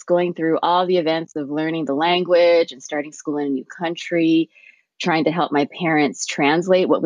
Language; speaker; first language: English; early bilingual, other home language; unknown